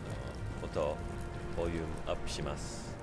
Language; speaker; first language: Japanese; non-native, learner; English